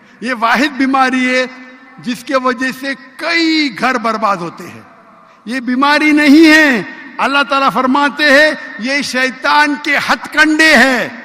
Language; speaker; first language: Urdu; non-native, local second language; Konkani